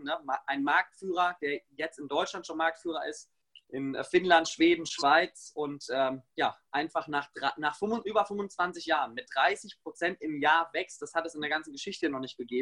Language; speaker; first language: German; native; German